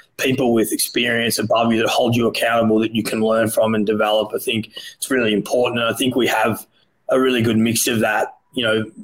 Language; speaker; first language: English; native; English